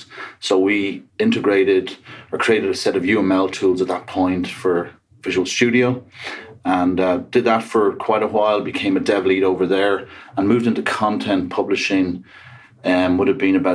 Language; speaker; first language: English; native; English